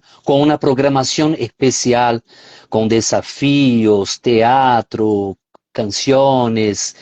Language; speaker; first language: Spanish; non-native, fluent; Portuguese